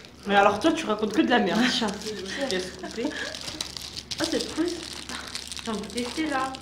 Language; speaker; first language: French; native; French